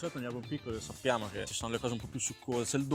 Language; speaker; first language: Italian; native; Italian